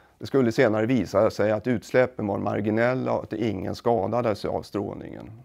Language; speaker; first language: Swedish; native; Swedish